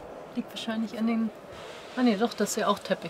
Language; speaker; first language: German; native; German